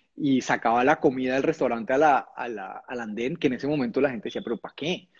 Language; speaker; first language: Spanish; native; Spanish